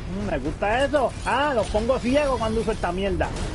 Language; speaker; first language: Spanish; native; Spanish